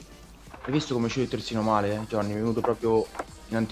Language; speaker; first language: Italian; native; Italian